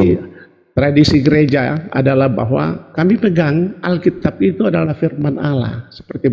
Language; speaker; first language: Indonesian; native; Indonesian